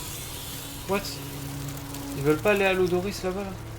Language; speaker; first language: French; native; French